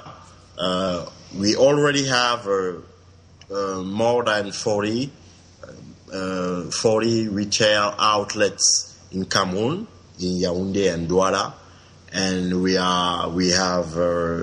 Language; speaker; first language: English; non-native, local second language; French